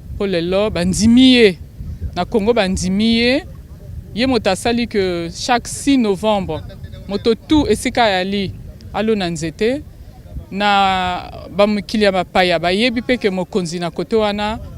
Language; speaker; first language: Lingala; native; Lingala